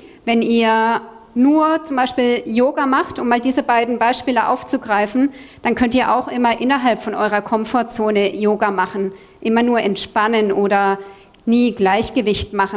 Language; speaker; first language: German; native; German